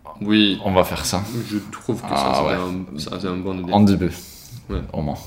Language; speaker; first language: French; non-native, learner; Swedish